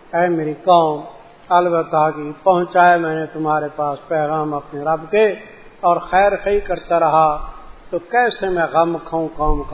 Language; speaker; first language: Urdu; non-native, local second language; Sindhi